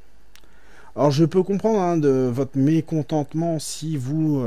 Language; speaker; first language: French; native; French